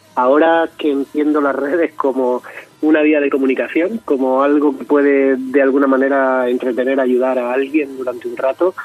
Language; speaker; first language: Spanish; native; Spanish